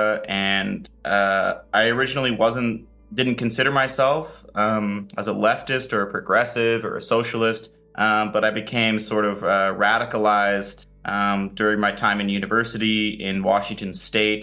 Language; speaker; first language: English; native; English